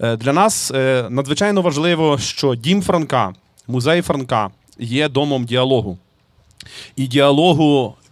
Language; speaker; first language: Ukrainian; native; Ukrainian